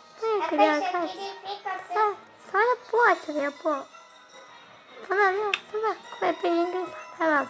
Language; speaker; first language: Turkish; early bilingual, heritage; Turkish